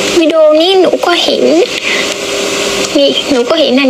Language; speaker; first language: Thai; non-native, fluent; Vietnamese